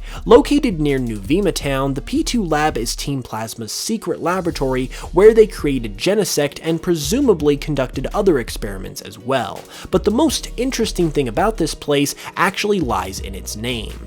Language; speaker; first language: English; native; English